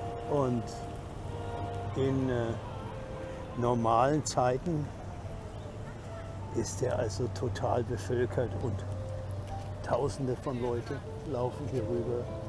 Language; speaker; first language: German; native; German